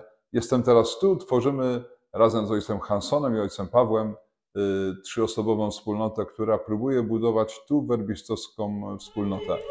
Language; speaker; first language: Polish; native; Polish